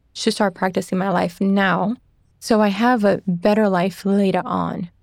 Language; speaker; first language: English; non-native, fluent; Portuguese